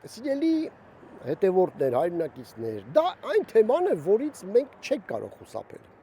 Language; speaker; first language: Armenian; native; Armenian